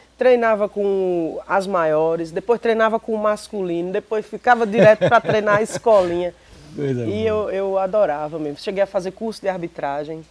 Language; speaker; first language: Portuguese; native; Portuguese